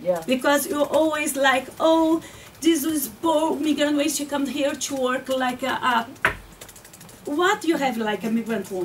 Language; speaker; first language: English; non-native, learner; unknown